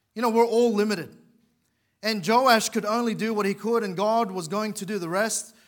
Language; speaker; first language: English; native; English